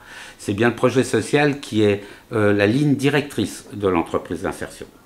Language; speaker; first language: French; native; French